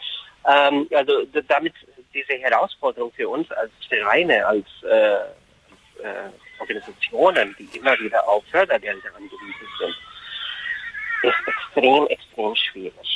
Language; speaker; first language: German; non-native, fluent; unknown